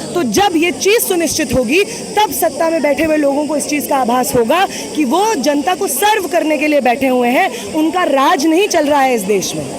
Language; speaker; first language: Hindi; native; Hindi